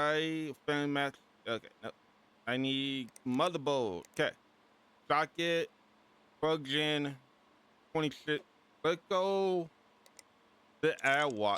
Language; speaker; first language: English; native; English